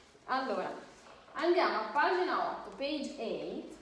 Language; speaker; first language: Italian; non-native, fluent; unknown